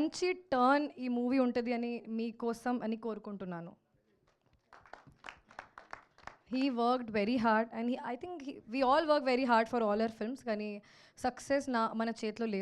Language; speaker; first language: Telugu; non-native, local second language; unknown